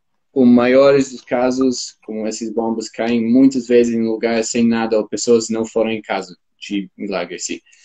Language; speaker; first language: Portuguese; non-native, fluent; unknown